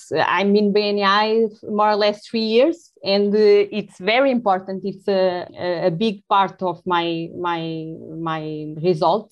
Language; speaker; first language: English; non-native, learner; Portuguese